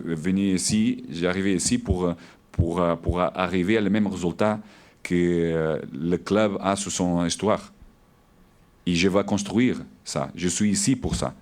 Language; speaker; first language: French; non-native, learner; Portuguese